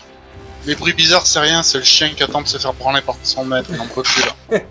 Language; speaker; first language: French; native; French